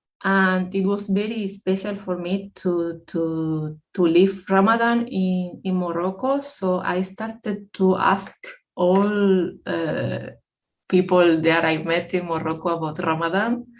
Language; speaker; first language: English; non-native, fluent; Spanish